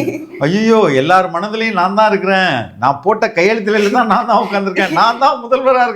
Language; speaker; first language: Tamil; native; Tamil